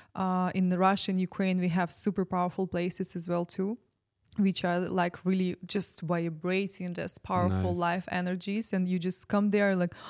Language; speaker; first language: English; non-native, fluent; Ukrainian